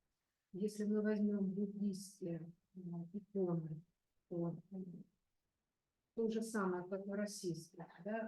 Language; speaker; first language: Russian; native; Russian